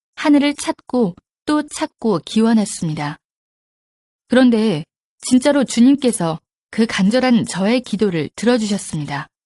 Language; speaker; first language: Korean; native; Korean